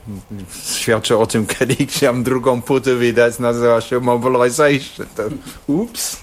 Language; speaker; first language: Polish; non-native, fluent; English